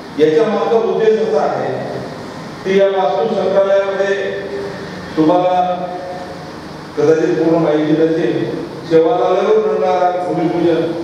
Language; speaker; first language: Marathi; non-native, local second language; Lambadi